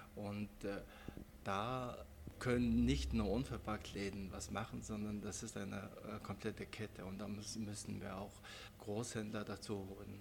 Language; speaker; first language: German; non-native, fluent; Mongolian